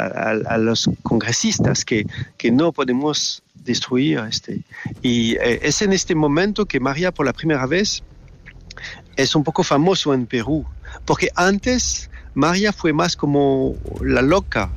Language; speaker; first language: Spanish; non-native, learner; French